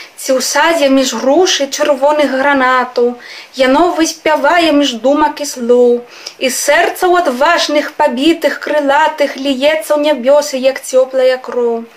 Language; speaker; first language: Belarusian; non-native, fluent; Spanish